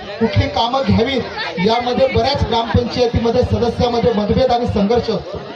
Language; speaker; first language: Marathi; non-native, local second language; Kukna